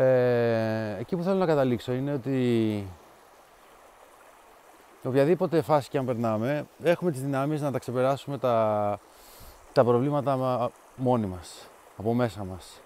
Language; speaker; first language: Greek; native; Greek